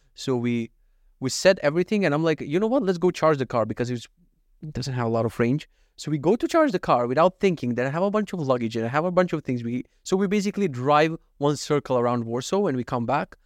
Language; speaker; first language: English; non-native, fluent; Macedonian